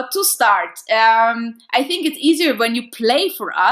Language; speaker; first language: English; non-native, fluent; German